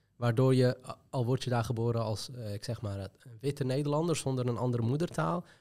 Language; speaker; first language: Dutch; early bilingual, other home language; Arabic